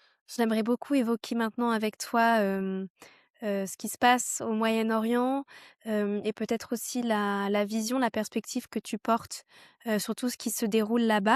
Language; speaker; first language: French; native; French